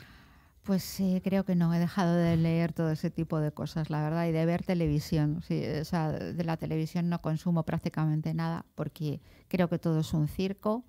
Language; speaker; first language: Spanish; native; Spanish